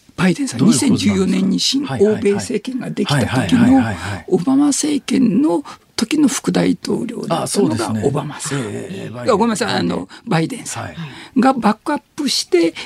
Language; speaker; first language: Japanese; native; Japanese